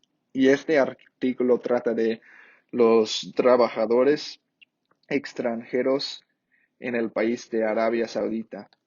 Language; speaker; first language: Spanish; non-native, fluent; English